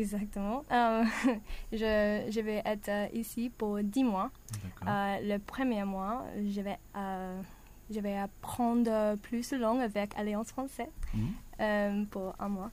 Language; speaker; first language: French; non-native, learner; English